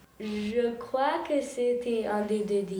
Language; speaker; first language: French; early bilingual, heritage; French